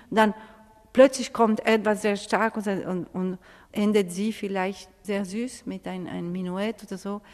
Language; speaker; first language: German; non-native, fluent; Italian